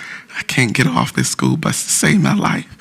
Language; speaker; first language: English; native; English